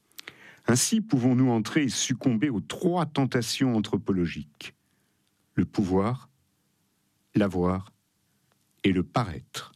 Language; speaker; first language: French; native; French